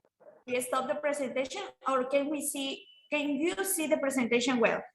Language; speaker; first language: English; non-native, fluent; Spanish